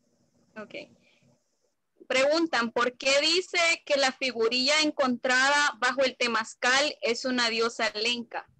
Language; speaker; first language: Spanish; native; Spanish